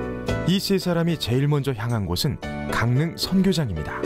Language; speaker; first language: Korean; native; Korean